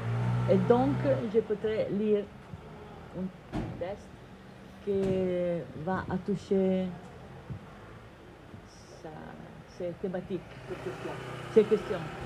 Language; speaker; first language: French; non-native, fluent; Italian